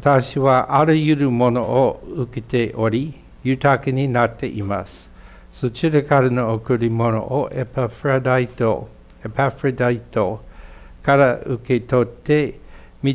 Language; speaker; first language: Japanese; non-native, fluent; English